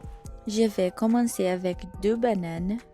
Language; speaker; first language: French; non-native, fluent; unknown